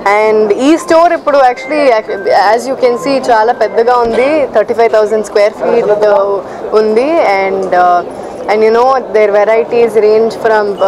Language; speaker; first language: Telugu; non-native, fluent; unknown